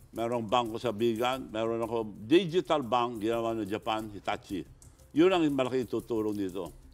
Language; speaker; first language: Filipino; non-native, local second language; Iloko